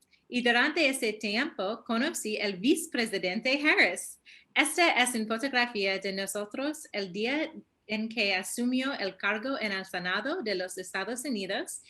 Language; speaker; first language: Spanish; early bilingual, heritage; Spanish